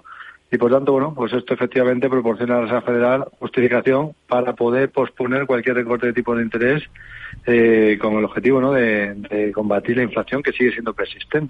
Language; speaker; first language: Spanish; native; Spanish